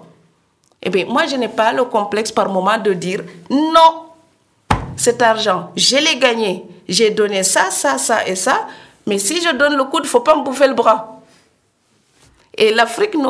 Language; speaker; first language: French; non-native, local second language; Serer